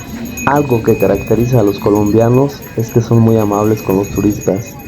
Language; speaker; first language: Spanish; native; Spanish